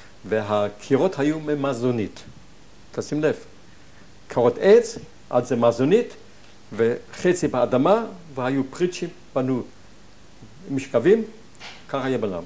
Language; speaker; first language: Hebrew; non-native, fluent; German